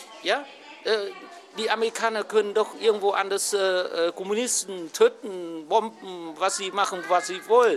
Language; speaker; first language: German; non-native, learner; Vietnamese